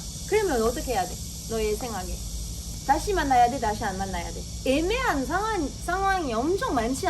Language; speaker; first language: Korean; non-native, fluent; French